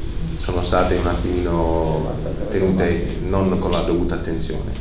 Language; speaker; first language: Italian; native; Italian